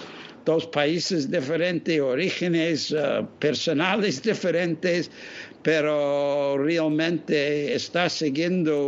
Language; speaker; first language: Spanish; non-native, fluent; English